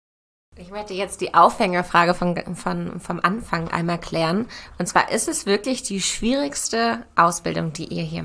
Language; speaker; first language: German; native; German